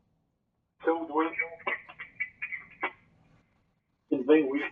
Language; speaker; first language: French; native; French